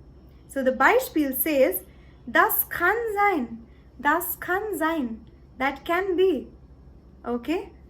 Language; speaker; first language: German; non-native, learner; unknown